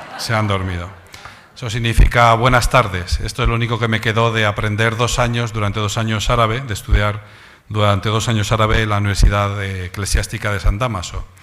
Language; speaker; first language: Spanish; native; Spanish